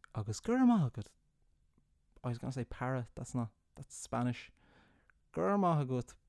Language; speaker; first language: English; native; English